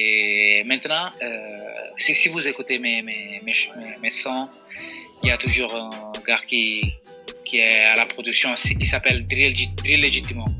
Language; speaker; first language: French; non-native, fluent; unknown